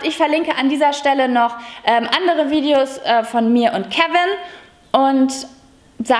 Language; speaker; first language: German; native; German